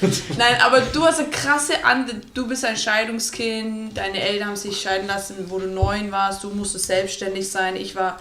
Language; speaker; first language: German; non-native, fluent; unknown